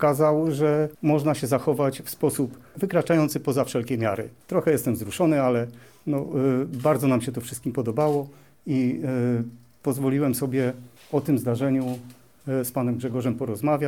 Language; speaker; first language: Polish; native; Polish